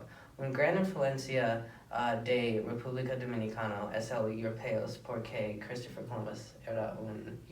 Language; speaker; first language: Spanish; non-native, learner; English